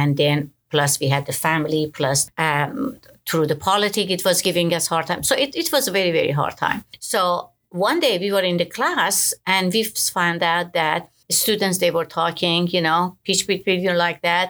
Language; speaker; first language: English; non-native, fluent; Persian